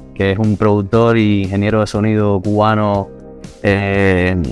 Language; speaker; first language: Spanish; native; Spanish